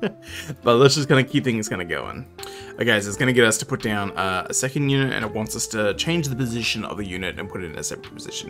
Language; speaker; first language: English; native; English